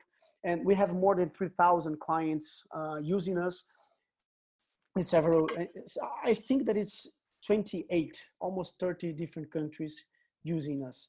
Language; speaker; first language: English; non-native, fluent; Portuguese